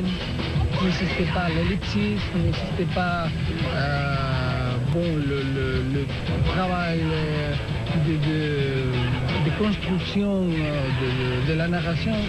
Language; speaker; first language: French; non-native, fluent; Spanish